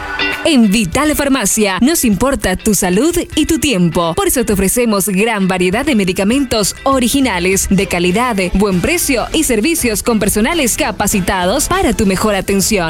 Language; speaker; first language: Spanish; native; Spanish